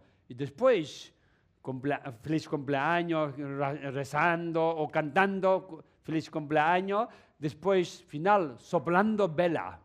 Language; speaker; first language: Spanish; non-native, learner; Tibetan